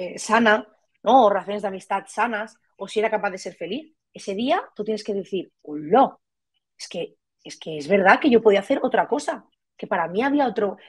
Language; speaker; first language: Spanish; native; Spanish